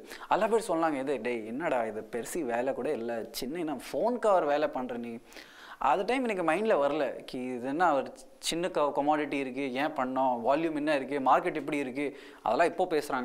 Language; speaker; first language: Tamil; non-native, local second language; Hindi